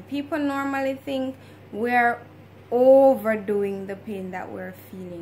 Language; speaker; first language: English; native; English